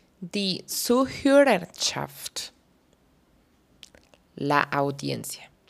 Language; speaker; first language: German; non-native, fluent; Spanish